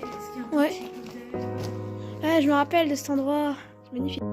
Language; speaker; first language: French; native; French